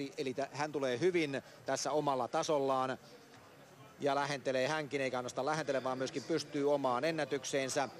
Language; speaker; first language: Finnish; native; Finnish